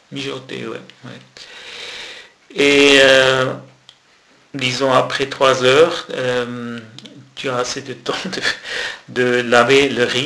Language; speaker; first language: French; non-native, local second language; German